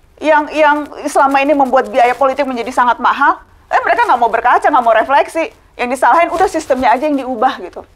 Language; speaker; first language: Indonesian; native; Indonesian